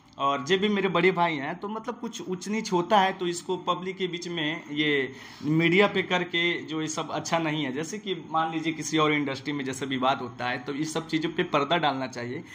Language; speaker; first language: Hindi; native; Hindi